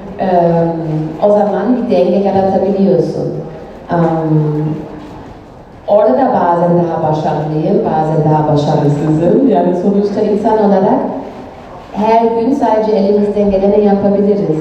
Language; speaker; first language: Turkish; early bilingual, heritage; Turkish